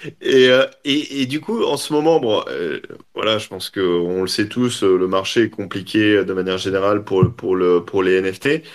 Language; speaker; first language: French; native; French